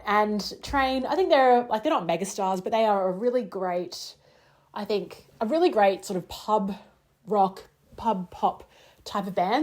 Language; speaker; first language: English; native; English